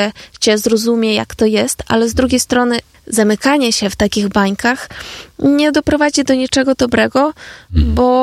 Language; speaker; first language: Polish; non-native, fluent; Ukrainian